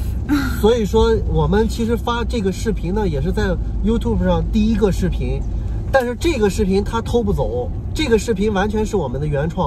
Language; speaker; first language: Chinese; native; Chinese